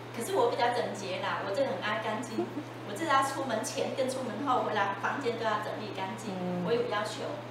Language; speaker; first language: Chinese; non-native, fluent; Vietnamese